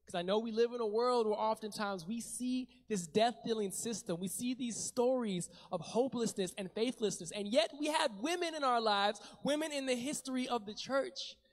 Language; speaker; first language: English; native; English